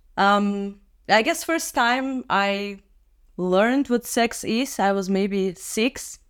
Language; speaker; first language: English; non-native, fluent; Russian